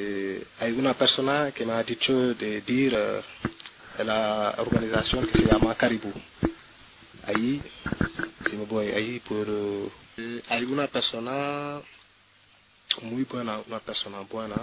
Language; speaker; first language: Spanish; non-native, learner; French